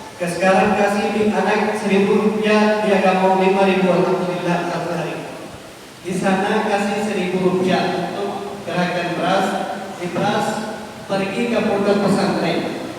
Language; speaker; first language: Indonesian; non-native, learner; Urdu